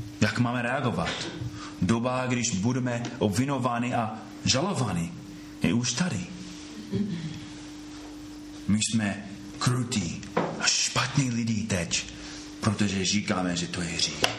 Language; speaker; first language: Czech; non-native, fluent; English